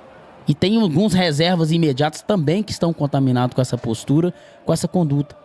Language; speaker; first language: Portuguese; native; Portuguese